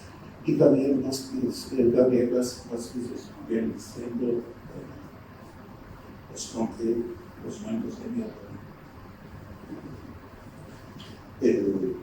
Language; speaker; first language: Spanish; non-native, fluent; Turkish